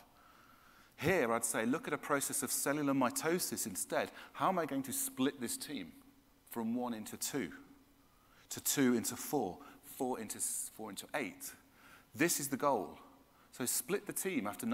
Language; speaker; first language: English; native; English